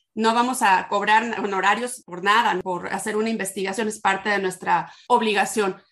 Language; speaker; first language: Spanish; native; Spanish